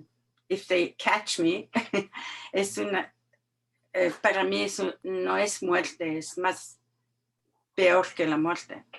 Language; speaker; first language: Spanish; non-native, learner; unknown